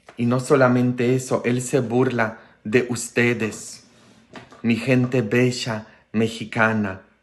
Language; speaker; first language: Spanish; non-native, fluent; Polish